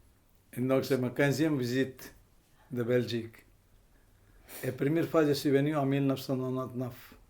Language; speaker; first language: French; non-native, fluent; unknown